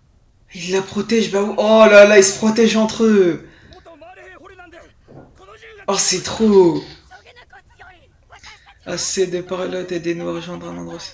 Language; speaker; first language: French; native; French